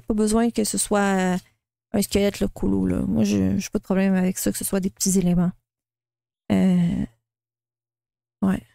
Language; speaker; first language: French; native; French